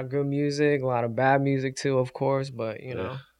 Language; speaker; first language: English; native; English